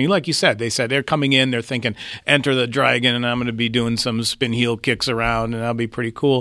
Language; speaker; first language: English; native; English